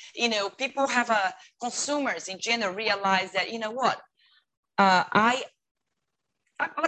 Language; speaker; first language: English; non-native, fluent; Portuguese